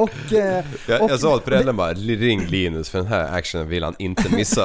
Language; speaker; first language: Swedish; native; Swedish